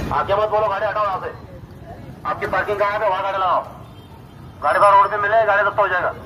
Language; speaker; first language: Hindi; non-native, local second language; Marathi